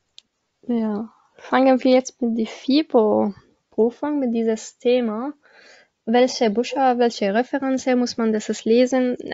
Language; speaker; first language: German; non-native, learner; Arabic